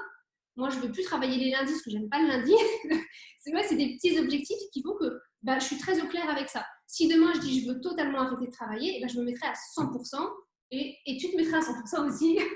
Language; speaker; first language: French; native; French